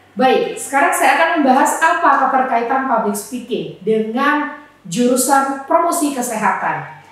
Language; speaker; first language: Indonesian; native; Indonesian